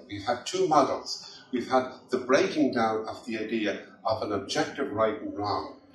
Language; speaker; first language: English; native; English